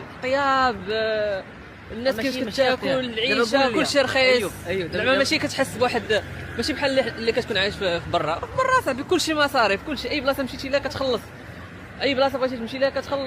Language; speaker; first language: Arabic; native; Arabic